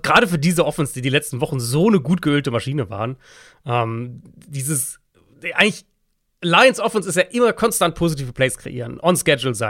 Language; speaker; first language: German; native; German